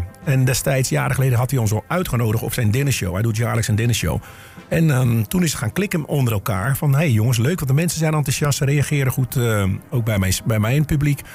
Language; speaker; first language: Dutch; native; Dutch